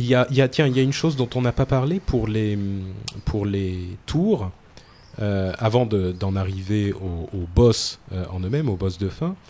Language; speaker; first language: French; native; French